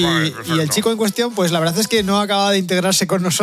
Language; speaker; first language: Spanish; native; Spanish